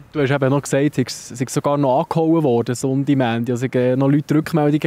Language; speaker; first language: German; native; German